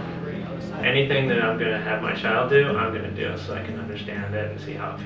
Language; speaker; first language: English; native; English